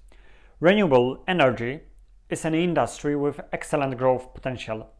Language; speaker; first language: English; non-native, fluent; Polish